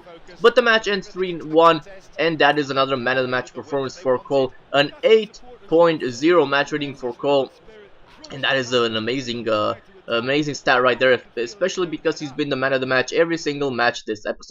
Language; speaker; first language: English; native; English